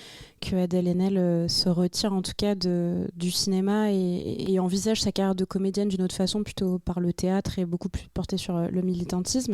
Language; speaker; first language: French; native; French